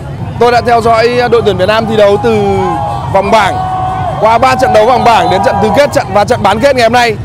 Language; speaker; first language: Vietnamese; native; Vietnamese